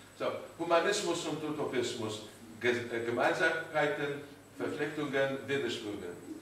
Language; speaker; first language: German; non-native, learner; Romanian